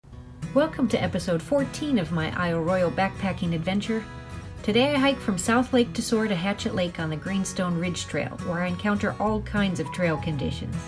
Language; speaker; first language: English; native; English